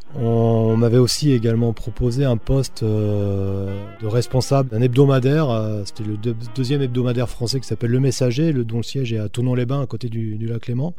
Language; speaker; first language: French; native; French